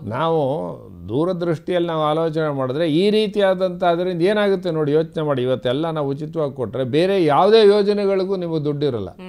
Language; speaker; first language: Kannada; native; Kannada